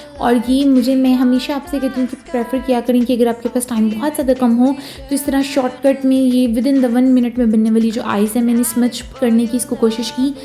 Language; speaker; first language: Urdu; native; Urdu